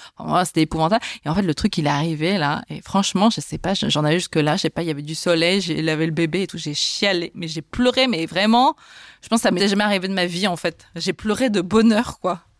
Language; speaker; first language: French; native; French